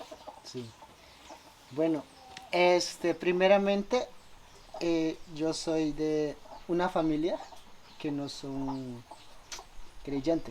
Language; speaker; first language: Spanish; non-native, local second language; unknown